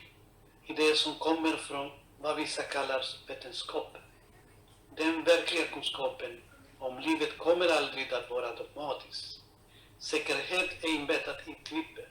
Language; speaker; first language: Swedish; non-native, fluent; Spanish